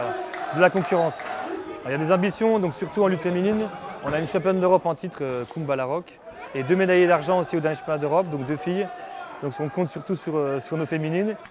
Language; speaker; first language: French; native; French